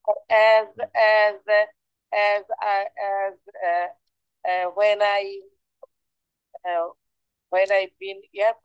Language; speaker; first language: English; non-native, learner; Bangla